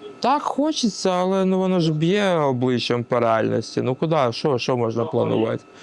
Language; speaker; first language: Ukrainian; non-native, local second language; Russian